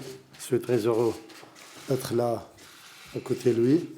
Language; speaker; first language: French; non-native, learner; Arabic